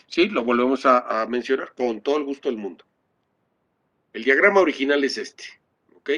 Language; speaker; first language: Spanish; native; Spanish